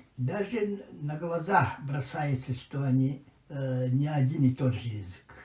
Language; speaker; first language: Russian; non-native, local second language; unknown